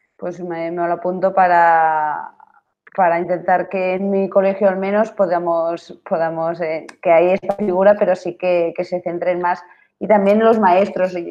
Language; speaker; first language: Spanish; non-native, local second language; Catalan